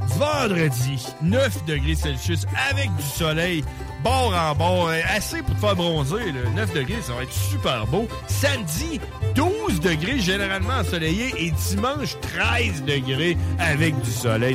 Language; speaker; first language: French; native; French